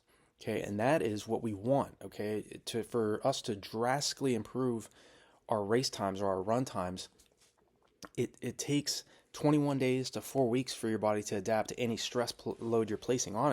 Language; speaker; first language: English; native; English